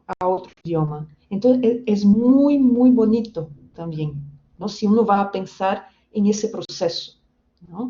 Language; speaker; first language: Spanish; non-native, fluent; Portuguese